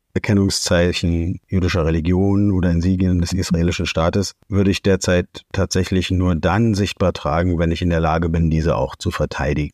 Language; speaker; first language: German; native; German